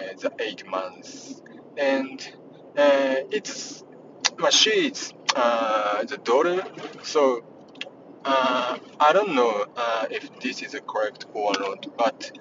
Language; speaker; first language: English; non-native, learner; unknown